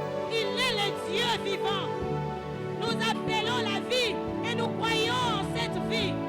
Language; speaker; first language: French; non-native, local second language; Lingala